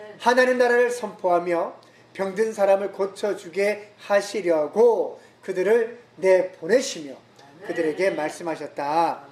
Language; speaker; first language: Korean; native; Korean